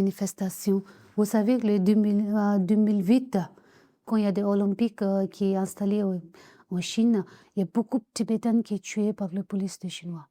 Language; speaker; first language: French; non-native, learner; Tibetan